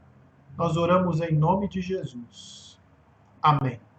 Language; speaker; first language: Portuguese; native; Portuguese